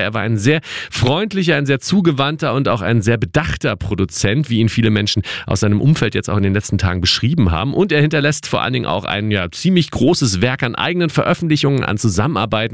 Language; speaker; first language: German; native; German